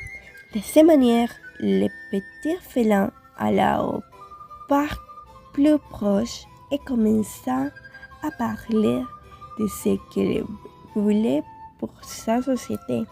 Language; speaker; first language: French; non-native, fluent; Spanish